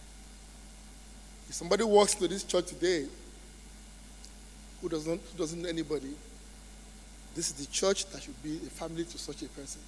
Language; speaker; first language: English; non-native, local second language; Yoruba